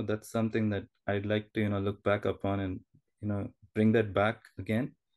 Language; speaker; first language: English; non-native, local second language; Telugu